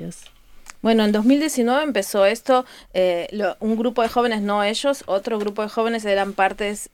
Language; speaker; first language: Spanish; native; Spanish